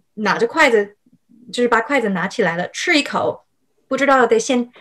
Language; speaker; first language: Chinese; non-native, fluent; English